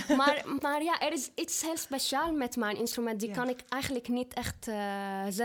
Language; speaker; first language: Dutch; non-native, learner; Arabic